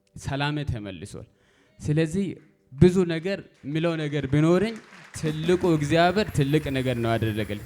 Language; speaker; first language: Amharic; native; Amharic